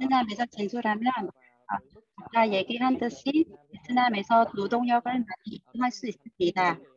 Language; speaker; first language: Korean; non-native, fluent; Vietnamese